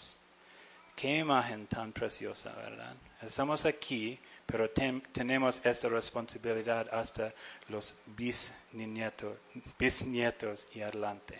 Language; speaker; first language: Spanish; non-native, fluent; English